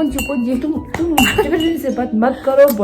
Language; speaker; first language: Hindi; non-native, local second language; Tibetan